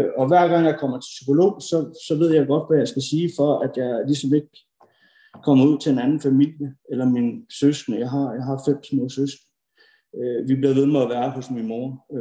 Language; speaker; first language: Danish; early bilingual, other home language; Norwegian